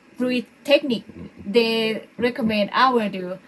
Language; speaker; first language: English; non-native, learner; Thai